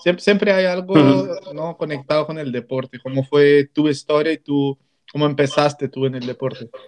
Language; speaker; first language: Spanish; non-native, fluent; Portuguese